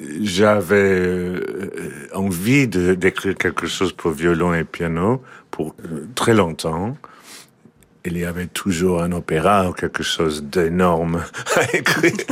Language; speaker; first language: French; non-native, learner; English